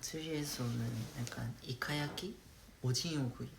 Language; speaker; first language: Korean; non-native, fluent; Japanese